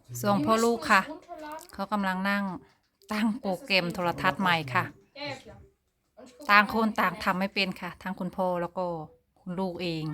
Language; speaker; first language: Thai; native; Thai